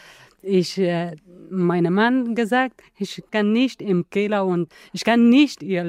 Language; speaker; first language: German; non-native, learner; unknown